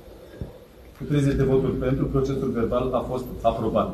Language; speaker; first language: Romanian; native; Romanian